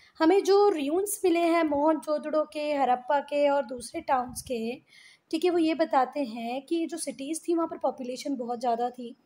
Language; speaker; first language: Hindi; native; Hindi